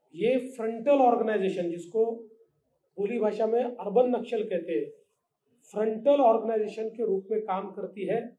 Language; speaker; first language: Hindi; non-native, local second language; Marathi